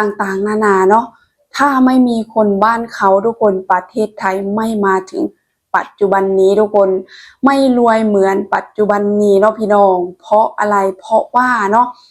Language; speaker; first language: Thai; non-native, local second language; Lao